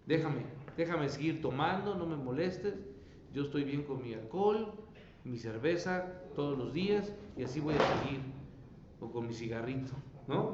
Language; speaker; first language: Spanish; native; Spanish